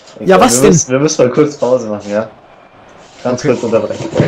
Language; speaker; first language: German; native; German